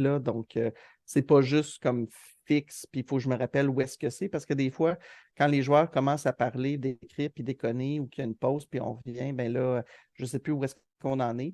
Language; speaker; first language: French; native; French